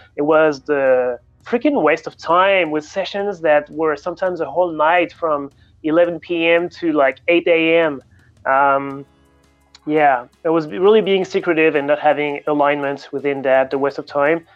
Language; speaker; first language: English; non-native, fluent; French